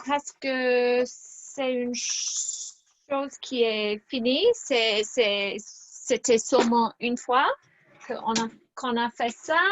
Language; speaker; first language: French; non-native, learner; English